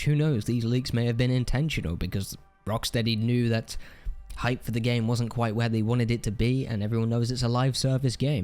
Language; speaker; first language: English; native; English